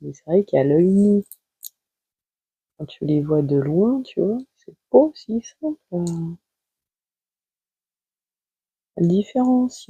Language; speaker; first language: French; native; French